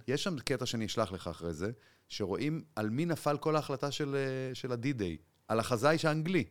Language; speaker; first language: Hebrew; native; Hebrew